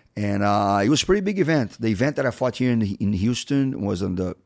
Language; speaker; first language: English; non-native, fluent; Portuguese